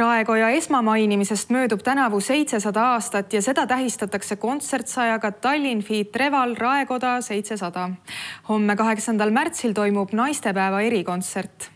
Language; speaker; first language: Estonian; native; Estonian